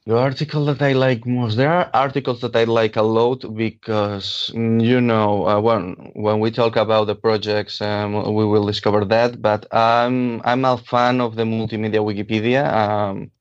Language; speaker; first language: English; non-native, fluent; Catalan